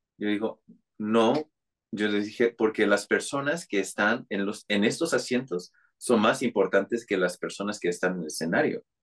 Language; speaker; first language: Spanish; non-native, fluent; English